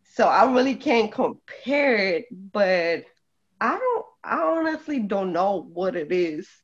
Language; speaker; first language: English; early bilingual, other home language; Polish